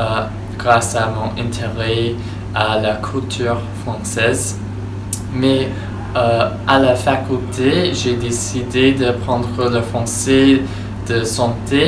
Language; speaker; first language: French; non-native, fluent; English